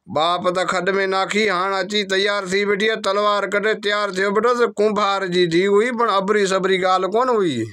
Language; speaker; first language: Sindhi; non-native, local second language; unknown